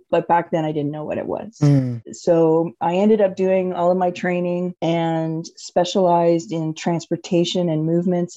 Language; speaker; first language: English; native; English